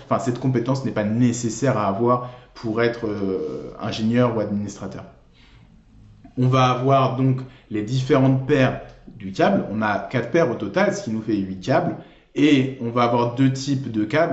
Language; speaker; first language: French; native; French